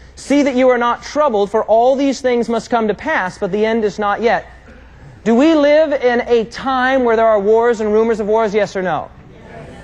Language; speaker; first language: English; native; English